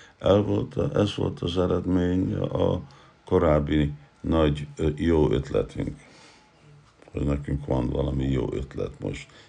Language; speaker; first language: Hungarian; non-native, learner; English